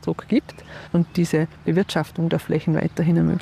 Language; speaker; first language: German; native; German